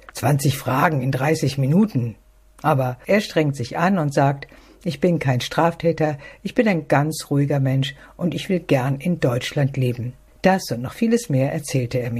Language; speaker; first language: German; native; German